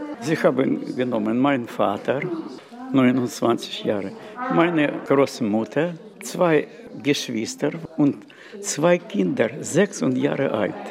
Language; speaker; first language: German; non-native, learner; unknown